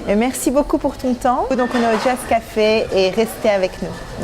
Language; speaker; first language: French; native; French